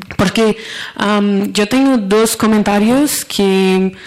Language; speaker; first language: Spanish; non-native, learner; Portuguese